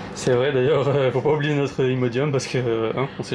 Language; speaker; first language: French; native; French